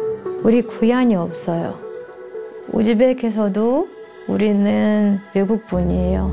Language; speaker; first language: Korean; non-native, learner; Russian